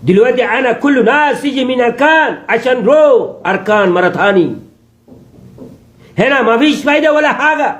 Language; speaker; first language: Arabic; non-native, learner; Rohingya